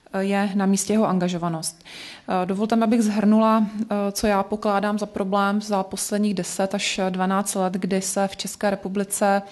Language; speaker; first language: Czech; native; Czech